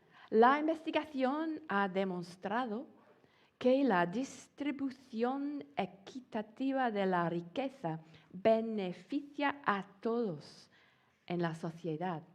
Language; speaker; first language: Spanish; non-native, fluent; English